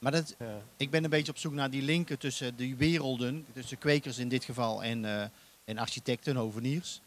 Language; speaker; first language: Dutch; native; Dutch